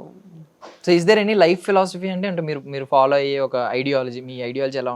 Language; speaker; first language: Telugu; native; Telugu